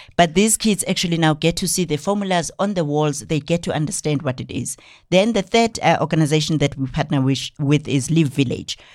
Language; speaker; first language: English; non-native, local second language; Zulu